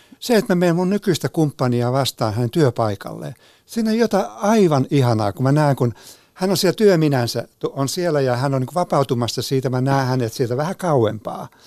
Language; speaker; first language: Finnish; native; Finnish